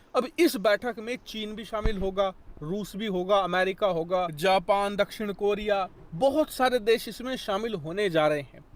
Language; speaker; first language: Hindi; native; Hindi